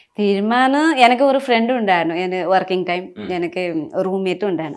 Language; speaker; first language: Malayalam; non-native, fluent; Nepali